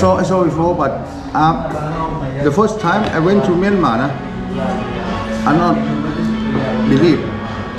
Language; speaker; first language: English; non-native, learner; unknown